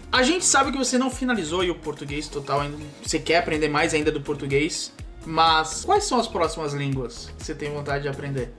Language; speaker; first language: Portuguese; native; Portuguese